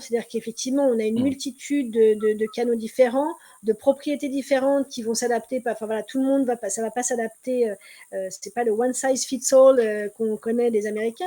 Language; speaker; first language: French; native; French